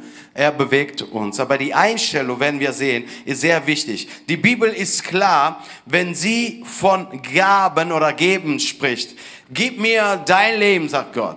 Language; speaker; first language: German; non-native, fluent; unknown